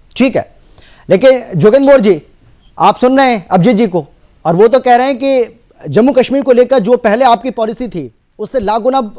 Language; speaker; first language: Hindi; native; Hindi